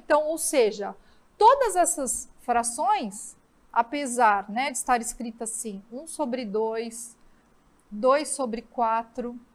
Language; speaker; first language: Portuguese; native; Portuguese